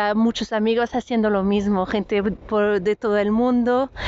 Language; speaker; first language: Spanish; non-native, fluent; French